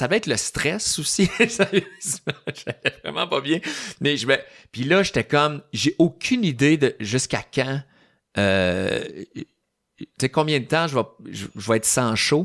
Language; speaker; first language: French; native; French